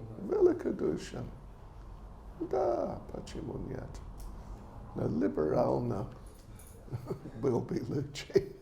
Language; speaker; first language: Russian; non-native, learner; English